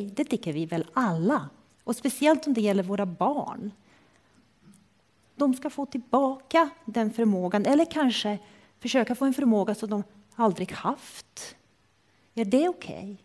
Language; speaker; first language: Swedish; non-native, fluent; Croatian